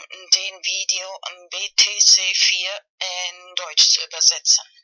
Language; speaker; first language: German; non-native, fluent; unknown